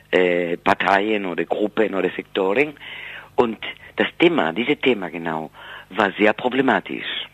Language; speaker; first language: German; non-native, fluent; Spanish